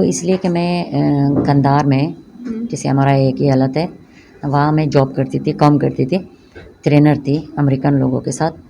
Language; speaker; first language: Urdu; non-native, local second language; Persian